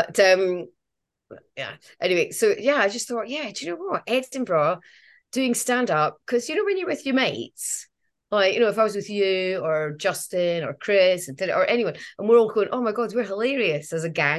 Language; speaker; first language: English; native; English